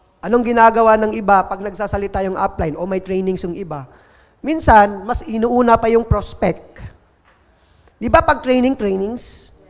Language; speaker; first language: Filipino; non-native, local second language; Cebuano